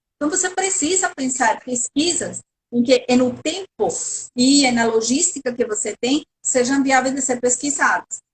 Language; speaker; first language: Portuguese; non-native, fluent; Spanish